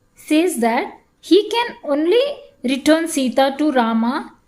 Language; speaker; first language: English; non-native, local second language; Kannada